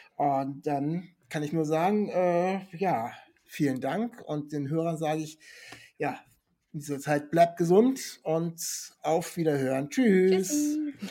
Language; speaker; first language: German; native; German